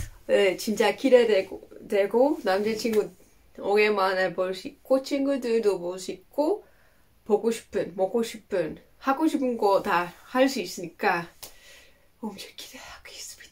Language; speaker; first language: Korean; non-native, learner; Dutch